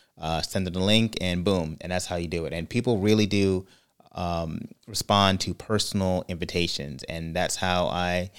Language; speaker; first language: English; native; English